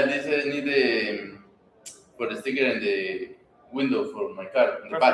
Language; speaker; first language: English; non-native, learner; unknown